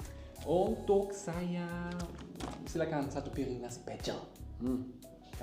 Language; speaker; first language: Indonesian; non-native, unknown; German